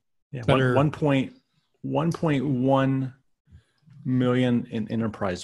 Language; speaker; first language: English; native; English